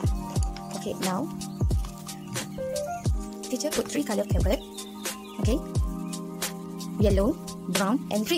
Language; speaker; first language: English; non-native, local second language; Malay